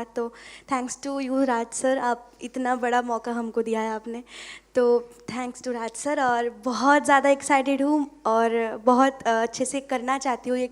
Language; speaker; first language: Hindi; non-native, local second language; Bangla